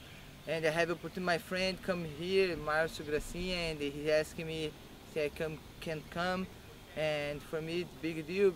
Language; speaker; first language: English; non-native, learner; Portuguese